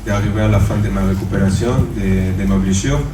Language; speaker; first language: French; non-native, fluent; Spanish